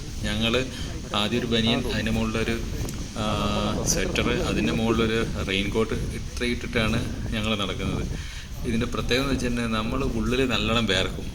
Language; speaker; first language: Malayalam; native; Malayalam